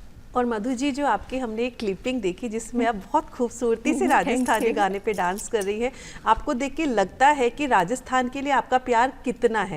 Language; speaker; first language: Hindi; native; Hindi